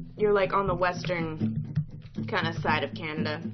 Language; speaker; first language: English; native; English